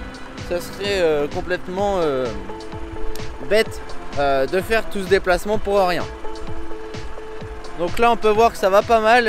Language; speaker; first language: French; native; French